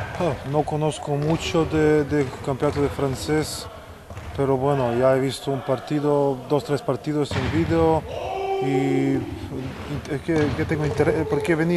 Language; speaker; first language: Spanish; non-native, learner; Serbian